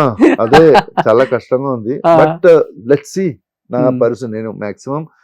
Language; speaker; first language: Telugu; non-native, learner; Malayalam